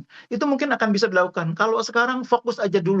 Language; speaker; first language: Indonesian; native; Indonesian